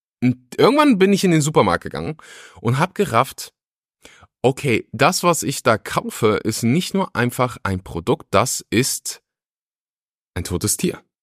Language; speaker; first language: German; early bilingual, other home language; Russian